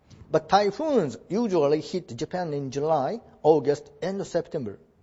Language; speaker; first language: English; non-native, fluent; Japanese